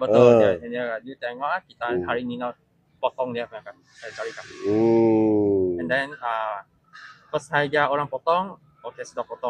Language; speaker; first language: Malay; non-native, local second language; Chinese